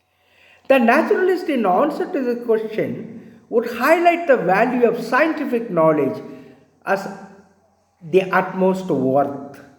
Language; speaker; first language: English; non-native, local second language; Tamil